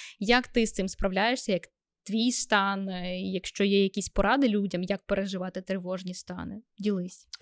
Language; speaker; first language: Ukrainian; native; Ukrainian